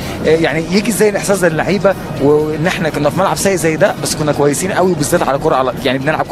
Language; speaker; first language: Arabic; native; Arabic